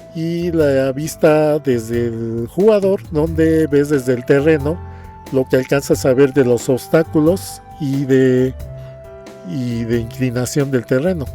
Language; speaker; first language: Spanish; native; Spanish